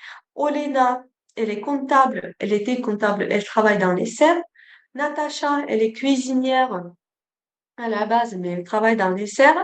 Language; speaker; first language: French; non-native, fluent; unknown